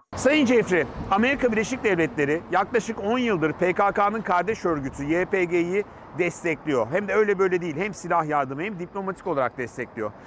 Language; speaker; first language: Turkish; native; Turkish